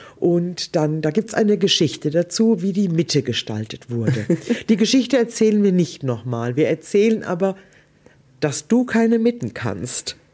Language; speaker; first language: German; native; German